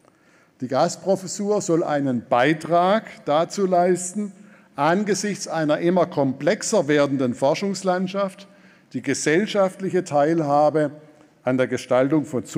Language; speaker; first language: German; native; German